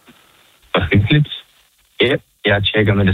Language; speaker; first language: Danish; non-native, local second language; Faroese